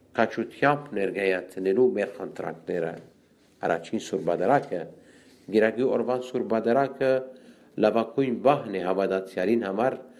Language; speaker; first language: Armenian; early bilingual, heritage; Armenian